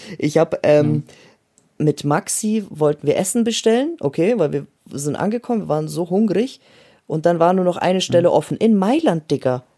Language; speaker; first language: German; early bilingual, other home language; Russian